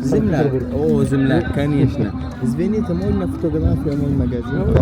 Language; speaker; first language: Russian; non-native, learner; Arabic